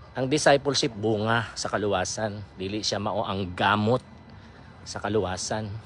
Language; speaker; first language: Cebuano; non-native, local second language; Iloko